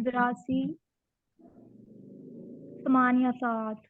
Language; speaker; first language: Arabic; non-native, learner; Urdu